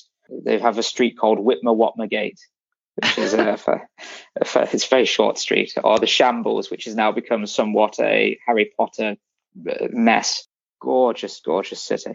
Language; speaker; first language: English; native; English